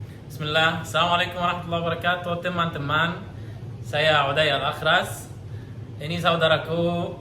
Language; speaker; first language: Indonesian; non-native, learner; Arabic